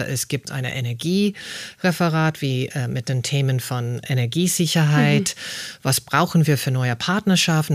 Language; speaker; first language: German; non-native, fluent; English